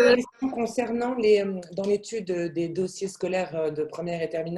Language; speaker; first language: French; native; French